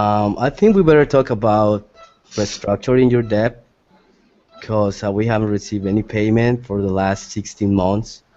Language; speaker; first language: English; non-native, fluent; Spanish